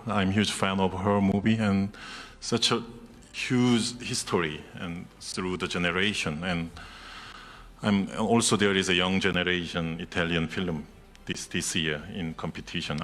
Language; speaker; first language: English; non-native, fluent; Korean